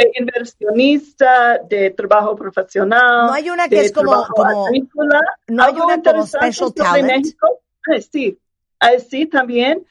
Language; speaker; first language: Spanish; non-native, fluent; English